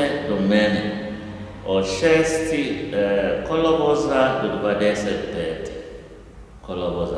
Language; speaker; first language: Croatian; non-native, learner; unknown